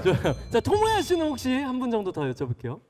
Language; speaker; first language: Korean; native; Korean